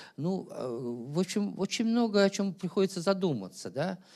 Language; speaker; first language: Russian; native; Russian